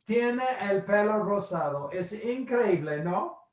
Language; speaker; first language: Spanish; non-native, fluent; English